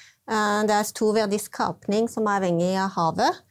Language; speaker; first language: Norwegian; non-native, fluent; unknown